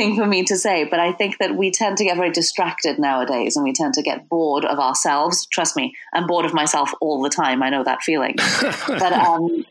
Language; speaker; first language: English; native; English